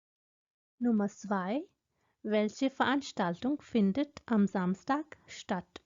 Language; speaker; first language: German; non-native, fluent; Hindi